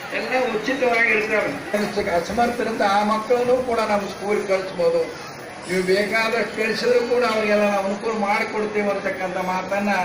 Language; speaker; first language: Kannada; native; Kannada